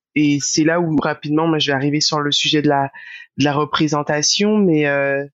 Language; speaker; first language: French; native; French